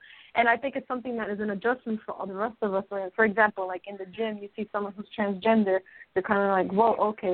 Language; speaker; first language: English; early bilingual, other home language; Spanish